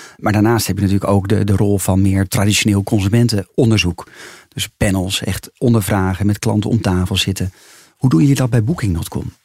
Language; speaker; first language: Dutch; native; Dutch